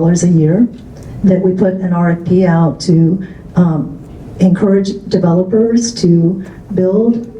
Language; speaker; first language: English; early bilingual, other home language; Cantonese